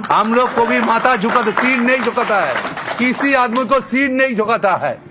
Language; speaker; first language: Hindi; non-native, local second language; Bangla